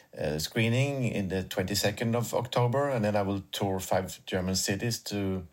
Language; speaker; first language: English; non-native, fluent; Swedish